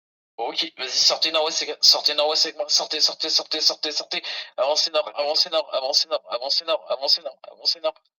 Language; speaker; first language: French; native; French